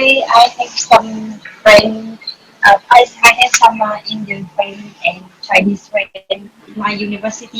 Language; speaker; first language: English; non-native, learner; Vietnamese